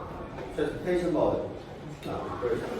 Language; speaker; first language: English; non-native, fluent; Chinese